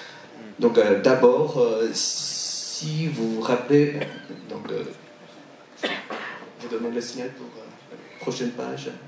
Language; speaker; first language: French; non-native, fluent; Korean